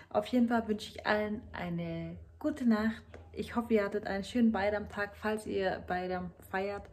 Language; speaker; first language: German; early bilingual, other home language; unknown